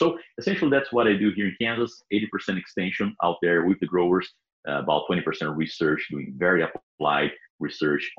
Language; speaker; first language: English; non-native, fluent; Portuguese